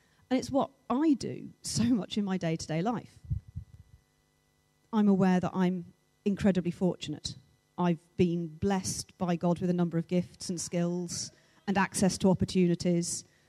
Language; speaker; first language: English; native; English